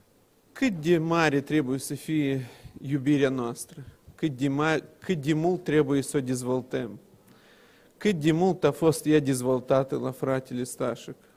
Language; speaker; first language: Romanian; non-native, local second language; Russian